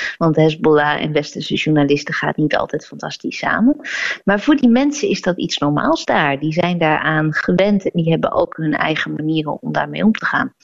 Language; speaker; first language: Dutch; native; Dutch